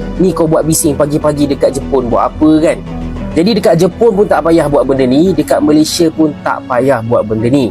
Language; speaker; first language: Malay; native; Malay